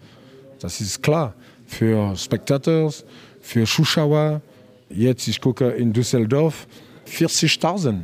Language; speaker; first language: German; non-native, learner; French